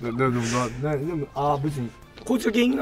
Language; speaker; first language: Japanese; native; Japanese